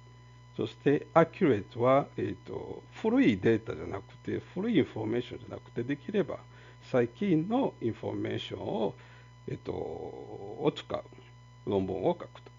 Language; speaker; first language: Japanese; non-native, fluent; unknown